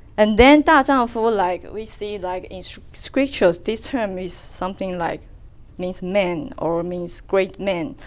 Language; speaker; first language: English; non-native, fluent; Chinese